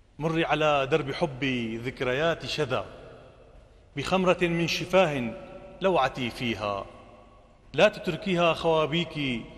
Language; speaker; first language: Arabic; native; Arabic